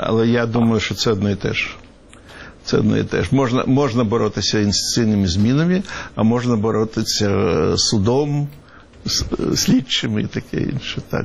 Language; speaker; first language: Ukrainian; non-native, local second language; Russian